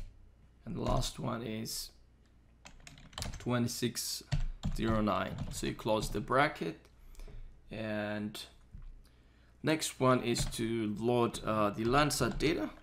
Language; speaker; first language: English; non-native, fluent; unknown